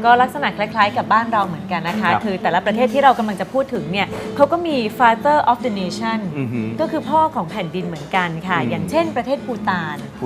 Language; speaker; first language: Thai; native; Thai